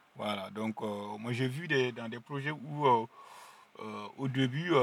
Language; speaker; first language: French; non-native, local second language; Mossi